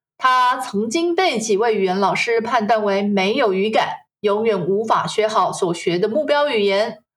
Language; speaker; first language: Chinese; native; Chinese